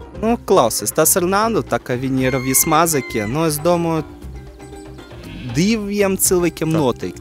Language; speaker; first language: Latvian; non-native, local second language; Russian